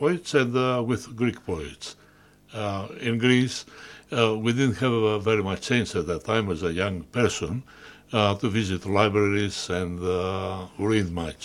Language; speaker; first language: English; non-native, fluent; Greek